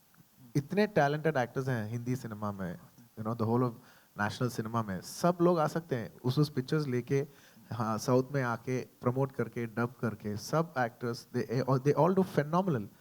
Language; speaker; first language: Hindi; non-native, local second language; Telugu